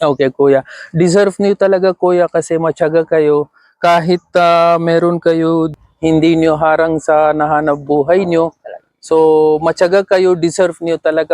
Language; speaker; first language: Filipino; non-native, learner; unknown